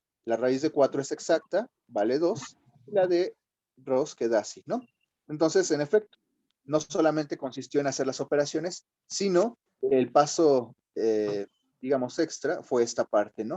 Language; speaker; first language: Spanish; native; Spanish